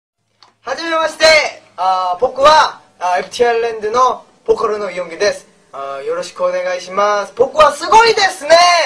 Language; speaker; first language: Japanese; non-native, learner; Korean